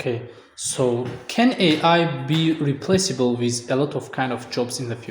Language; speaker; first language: English; non-native, fluent; Tajik